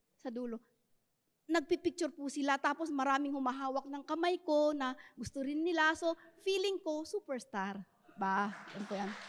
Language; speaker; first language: Filipino; native; Filipino